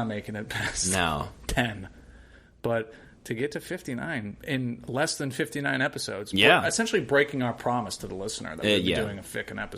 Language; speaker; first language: English; native; English